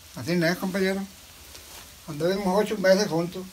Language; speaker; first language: Spanish; native; Spanish